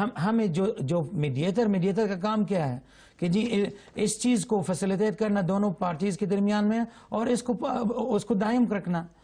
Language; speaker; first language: Urdu; non-native, fluent; Arabic